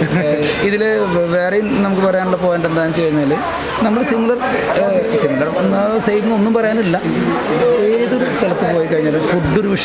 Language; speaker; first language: Malayalam; native; Malayalam